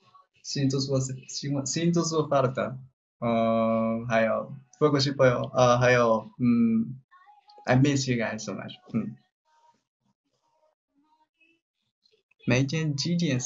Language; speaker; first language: Chinese; non-native, learner; Japanese